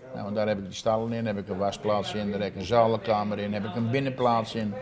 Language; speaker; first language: Dutch; native; Dutch